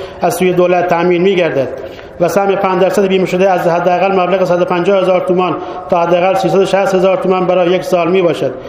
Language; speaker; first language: Persian; non-native, local second language; Baluchi